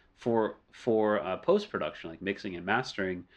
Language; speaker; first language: English; native; English